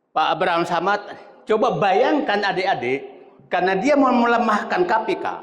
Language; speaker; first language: Indonesian; non-native, local second language; Buginese